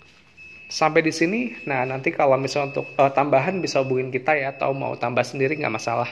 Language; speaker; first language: Indonesian; native; Indonesian